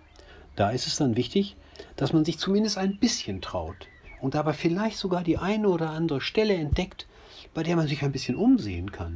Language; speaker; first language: German; native; German